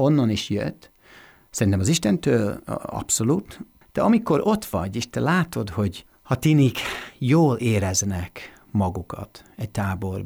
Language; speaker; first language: Hungarian; non-native, fluent; English